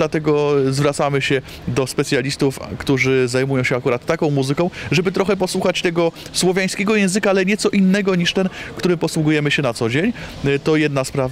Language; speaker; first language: Polish; native; Polish